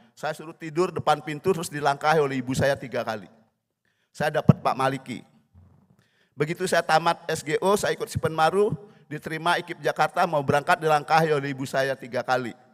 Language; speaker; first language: Indonesian; non-native, local second language; Balinese